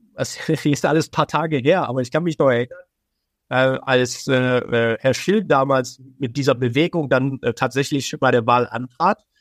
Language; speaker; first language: German; early bilingual, other home language; Persian